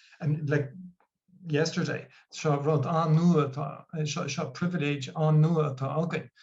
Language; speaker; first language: Irish; non-native, local second language; English